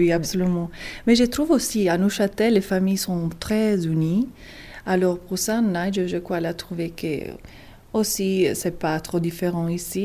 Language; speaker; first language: French; non-native, fluent; Italian